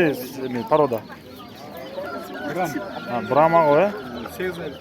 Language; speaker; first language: Russian; non-native, local second language; Kyrgyz